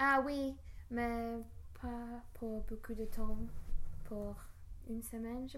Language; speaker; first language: French; non-native, learner; English